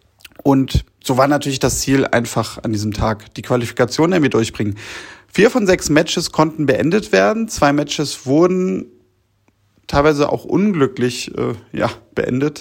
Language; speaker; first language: German; native; German